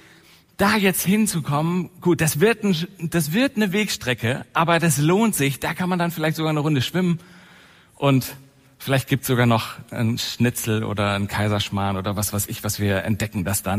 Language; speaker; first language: German; native; German